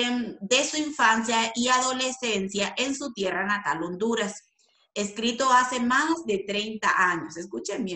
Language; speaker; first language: Spanish; native; Spanish